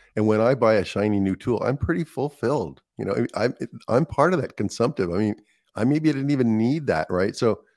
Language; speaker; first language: English; native; English